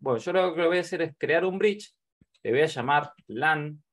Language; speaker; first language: Spanish; native; Spanish